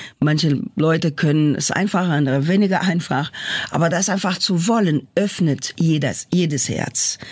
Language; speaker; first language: German; non-native, fluent; Portuguese